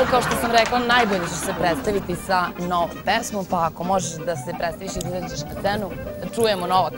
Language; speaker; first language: Serbian; native; Serbian